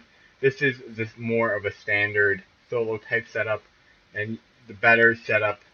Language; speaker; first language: English; native; English